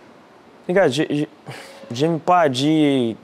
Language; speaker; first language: French; non-native, fluent; Portuguese